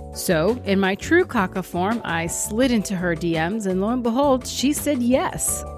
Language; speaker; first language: English; early bilingual, other home language; Portuguese